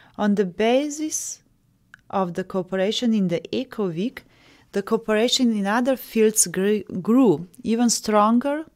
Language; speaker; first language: English; non-native, fluent; Slovenian